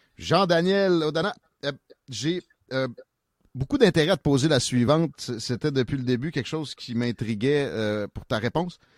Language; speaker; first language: French; native; French